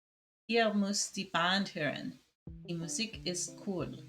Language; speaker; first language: German; non-native, learner; Spanish